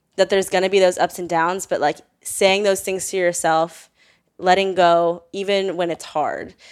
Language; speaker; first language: English; native; English